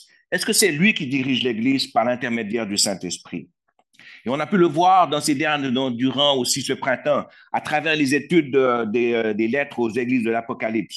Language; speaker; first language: French; native; French